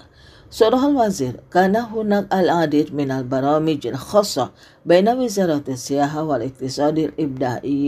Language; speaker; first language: Arabic; non-native, fluent; Indonesian